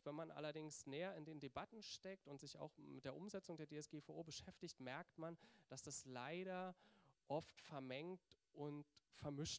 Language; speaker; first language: German; native; German